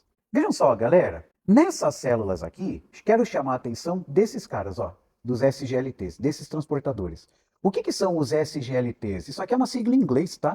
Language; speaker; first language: Portuguese; native; Portuguese